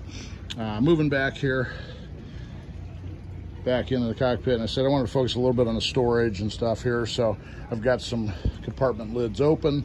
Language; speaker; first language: English; native; English